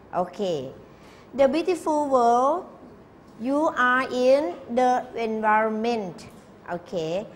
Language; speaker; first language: English; non-native, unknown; Thai